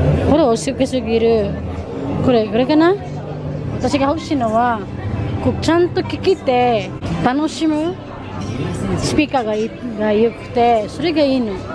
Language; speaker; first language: Japanese; non-native, fluent; Filipino